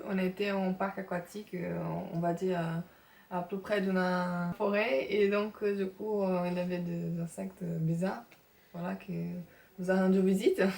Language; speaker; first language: French; non-native, fluent; Portuguese